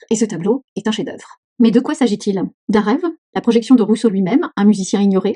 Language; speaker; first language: French; native; French